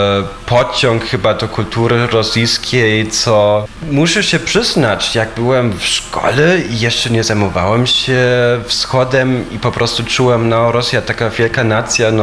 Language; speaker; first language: Polish; non-native, fluent; German